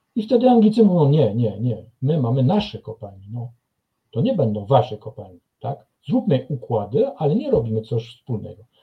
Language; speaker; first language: Polish; non-native, fluent; French